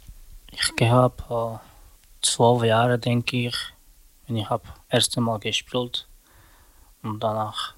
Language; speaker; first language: German; non-native, learner; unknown